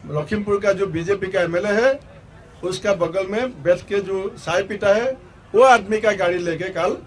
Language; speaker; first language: Hindi; non-native, local second language; Assamese